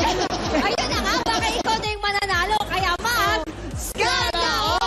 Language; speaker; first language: Filipino; native; Filipino